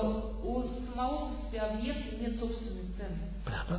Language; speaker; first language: Russian; native; Russian